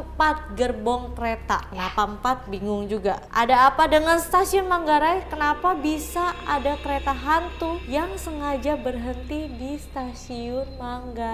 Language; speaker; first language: Indonesian; native; Indonesian